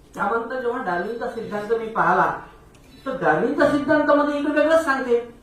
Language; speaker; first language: Marathi; non-native, local second language; Hindi